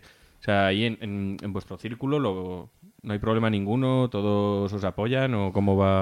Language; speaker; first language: Spanish; native; Spanish